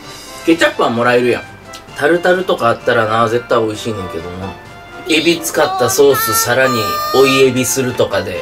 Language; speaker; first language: Japanese; native; Japanese